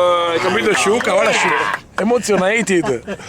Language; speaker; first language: Italian; native; Italian